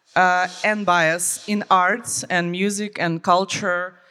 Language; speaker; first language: English; non-native, fluent; Ukrainian